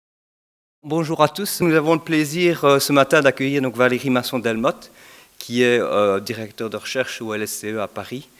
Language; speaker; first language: French; native; French